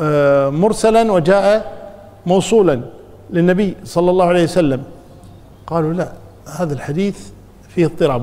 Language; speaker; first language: Arabic; native; Arabic